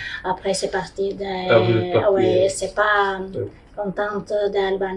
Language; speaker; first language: French; non-native, learner; Albanian